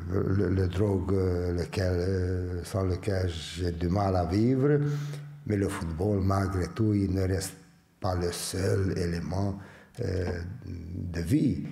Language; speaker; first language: French; non-native, fluent; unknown